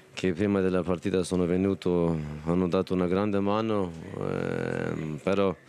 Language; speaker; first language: Italian; non-native, fluent; Turkish